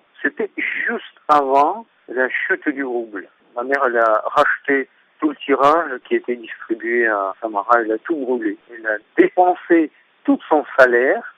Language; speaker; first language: French; non-native, fluent; Russian